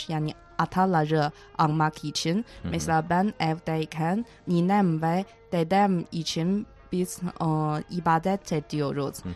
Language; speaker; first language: Turkish; non-native, fluent; Chinese